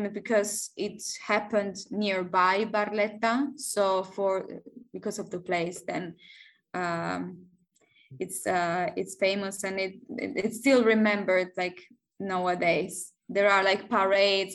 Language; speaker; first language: English; non-native, fluent; Italian